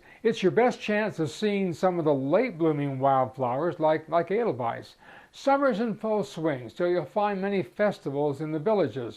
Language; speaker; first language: English; native; English